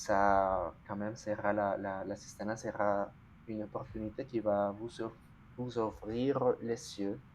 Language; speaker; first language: French; non-native, fluent; Spanish